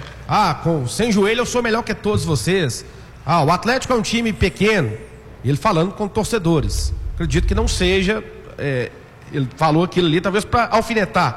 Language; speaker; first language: Portuguese; native; Portuguese